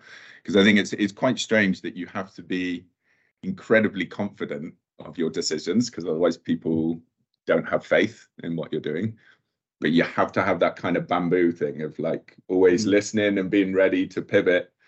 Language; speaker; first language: English; native; English